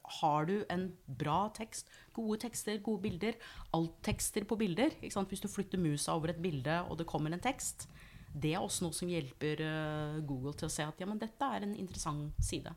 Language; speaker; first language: Norwegian; non-native, fluent; English